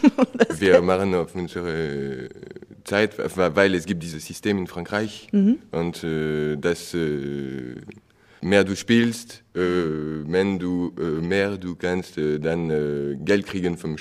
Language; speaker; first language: German; non-native, learner; French